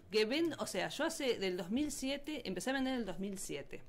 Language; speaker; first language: Spanish; native; Spanish